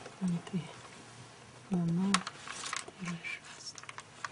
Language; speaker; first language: German; early bilingual, heritage; German